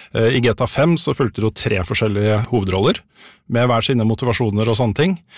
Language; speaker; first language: Norwegian; native; Norwegian